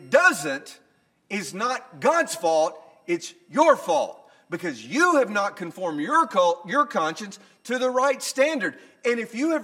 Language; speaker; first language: English; native; English